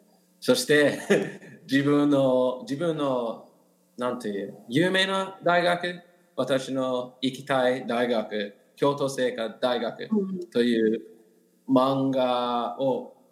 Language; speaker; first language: Japanese; non-native, learner; English